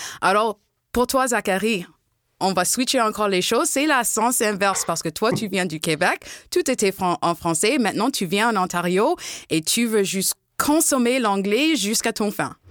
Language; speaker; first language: French; non-native, local second language; English